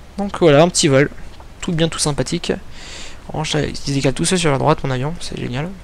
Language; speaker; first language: French; native; French